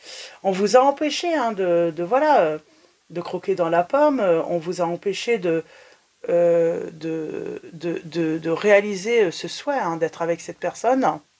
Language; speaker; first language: French; native; French